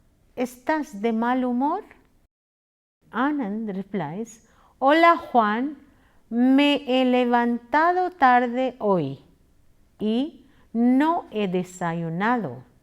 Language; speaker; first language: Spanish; non-native, fluent; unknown